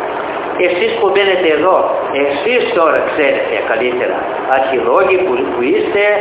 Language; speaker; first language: Greek; early bilingual, heritage; Greek